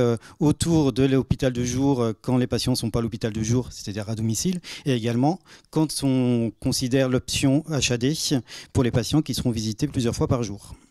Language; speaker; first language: French; native; French